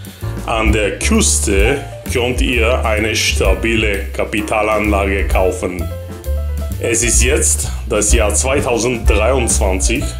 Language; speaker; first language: German; non-native, fluent; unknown